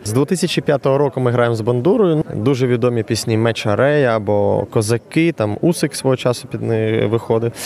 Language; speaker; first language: Ukrainian; non-native, local second language; Russian